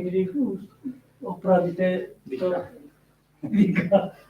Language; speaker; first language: Czech; non-native, learner; Korean